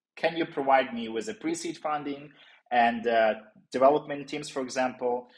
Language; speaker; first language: English; non-native, fluent; Ukrainian